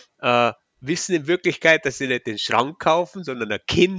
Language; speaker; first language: German; native; German